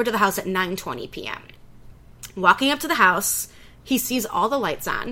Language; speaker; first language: English; native; English